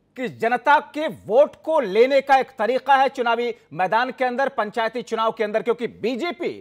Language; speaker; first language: Hindi; native; Hindi